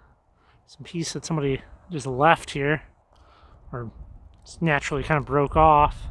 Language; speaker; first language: English; native; English